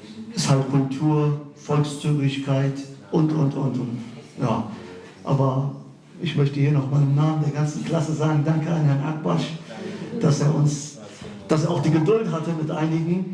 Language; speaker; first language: German; early bilingual, other home language; Kurdish